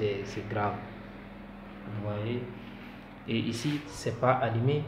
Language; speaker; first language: French; non-native, local second language; Fula